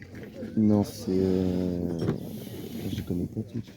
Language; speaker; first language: French; native; French